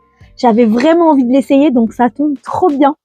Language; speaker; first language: French; native; French